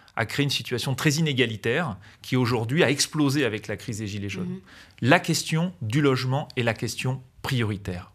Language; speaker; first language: French; native; French